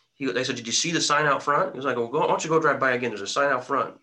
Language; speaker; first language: English; native; English